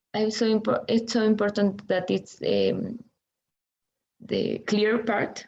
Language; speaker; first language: English; non-native, learner; Spanish